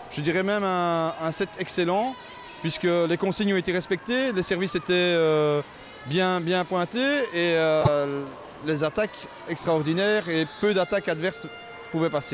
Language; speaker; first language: French; native; French